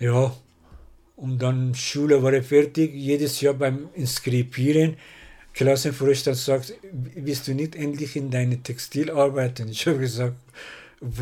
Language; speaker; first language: German; non-native, learner; Persian